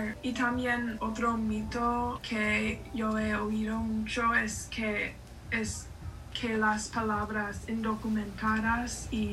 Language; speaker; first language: Spanish; non-native, learner; English